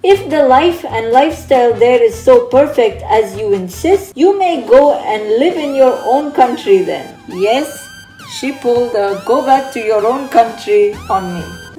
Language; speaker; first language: English; early bilingual, heritage; English